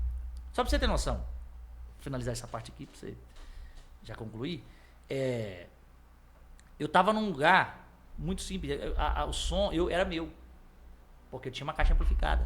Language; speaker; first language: Portuguese; native; Portuguese